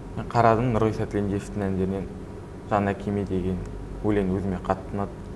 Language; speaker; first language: Kazakh; native; Kazakh